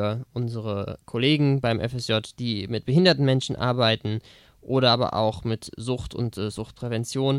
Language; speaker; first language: German; native; German